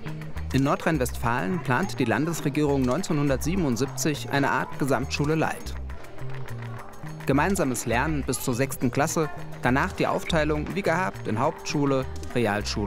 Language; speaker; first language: German; native; German